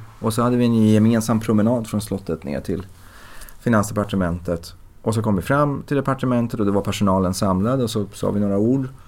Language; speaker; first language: Swedish; early bilingual, other home language; Persian